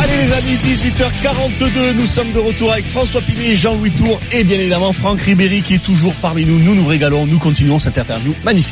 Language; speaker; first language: French; native; French